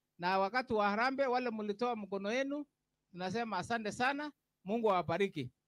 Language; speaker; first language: Swahili; non-native, local second language; Kalenjin